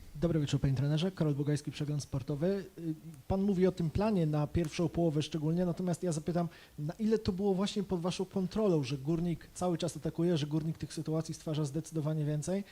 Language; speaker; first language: Polish; native; Polish